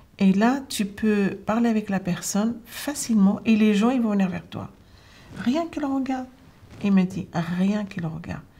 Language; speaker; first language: French; non-native, fluent; Arabic